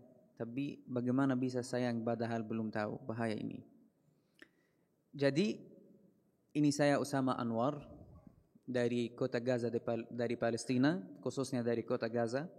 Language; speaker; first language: Indonesian; non-native, fluent; Arabic